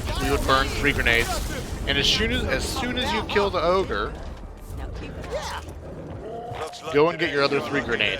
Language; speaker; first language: English; native; English